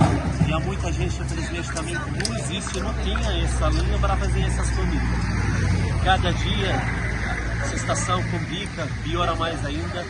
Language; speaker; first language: Portuguese; non-native, fluent; Arabic